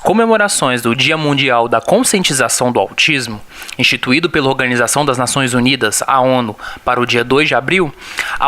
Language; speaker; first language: Portuguese; native; Portuguese